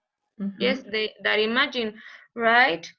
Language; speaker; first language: English; non-native, learner; Spanish